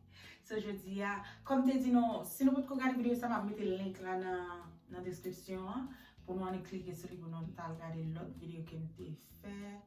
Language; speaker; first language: French; non-native, learner; Haitian Creole